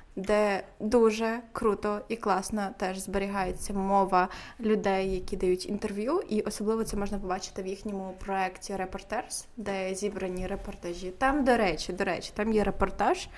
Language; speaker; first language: Ukrainian; native; Ukrainian